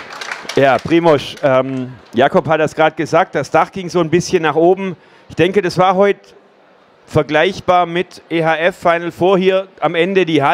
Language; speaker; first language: German; native; German